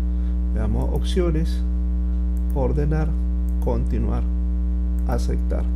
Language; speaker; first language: Spanish; native; Spanish